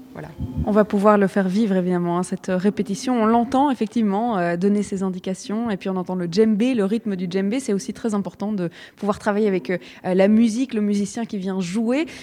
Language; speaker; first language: French; native; French